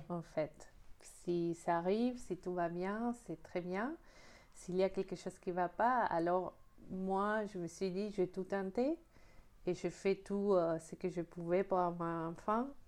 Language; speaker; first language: French; non-native, fluent; Spanish